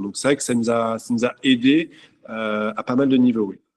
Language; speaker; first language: French; native; French